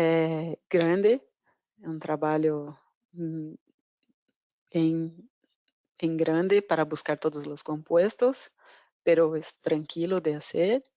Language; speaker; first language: Spanish; non-native, fluent; Portuguese